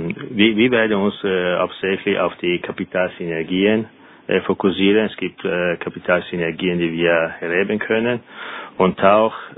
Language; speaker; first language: German; non-native, fluent; Italian